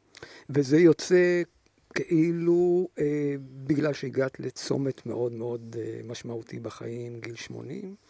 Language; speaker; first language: Hebrew; native; Hebrew